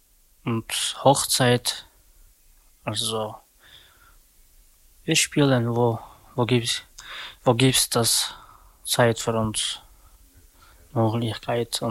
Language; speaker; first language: German; non-native, learner; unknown